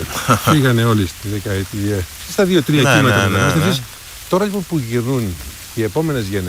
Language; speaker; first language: Greek; native; Greek